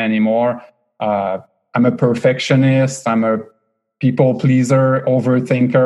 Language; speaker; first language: English; non-native, fluent; French